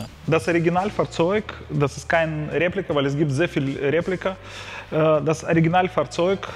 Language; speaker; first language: German; non-native, fluent; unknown